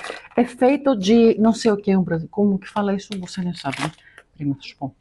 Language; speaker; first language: Portuguese; non-native, fluent; Greek